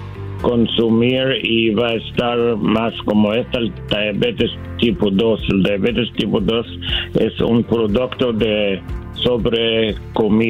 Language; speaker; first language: Spanish; non-native, learner; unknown